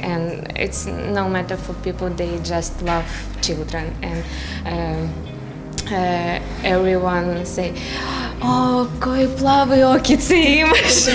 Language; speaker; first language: English; non-native, learner; Russian